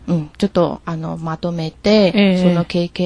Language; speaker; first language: Japanese; non-native, learner; Chinese